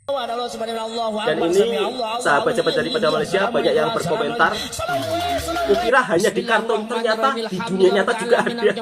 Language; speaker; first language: Indonesian; native; Indonesian